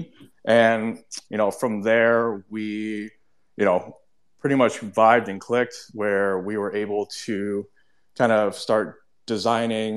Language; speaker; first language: English; non-native, local second language; Cantonese